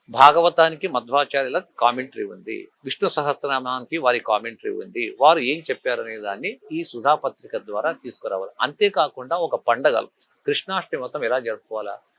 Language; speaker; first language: Telugu; native; Telugu